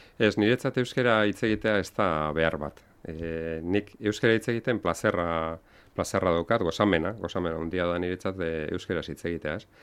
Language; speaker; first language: Basque; non-native, local second language; Spanish